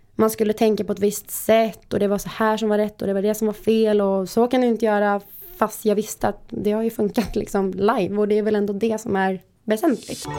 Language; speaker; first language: Swedish; native; Swedish